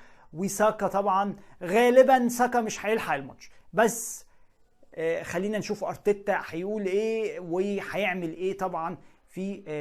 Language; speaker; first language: Arabic; native; Arabic